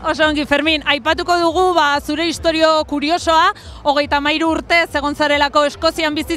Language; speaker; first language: Basque; native; Basque